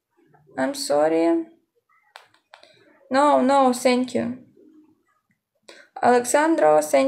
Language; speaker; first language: English; non-native, learner; Ukrainian